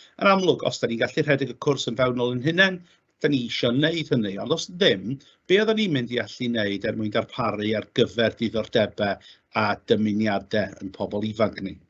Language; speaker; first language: Welsh; native; Welsh